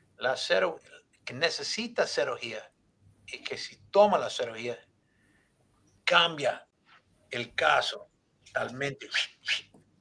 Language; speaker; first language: Spanish; non-native, learner; English